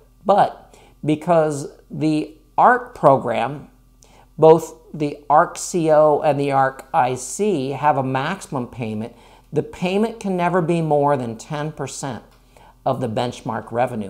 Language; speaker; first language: English; native; English